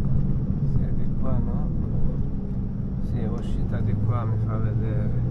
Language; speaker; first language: Italian; non-native, fluent; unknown